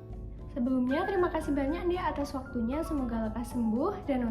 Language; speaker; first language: Indonesian; native; Indonesian